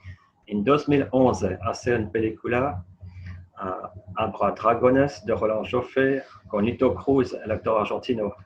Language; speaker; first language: Spanish; non-native, fluent; French